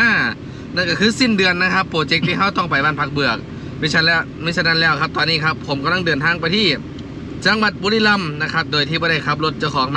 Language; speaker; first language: Thai; non-native, local second language; Northeastern Thai